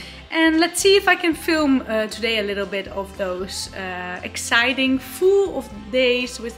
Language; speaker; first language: English; non-native, fluent; Dutch